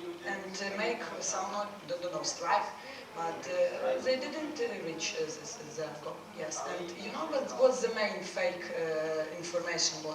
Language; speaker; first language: English; non-native, learner; Ukrainian